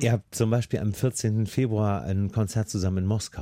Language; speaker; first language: German; native; German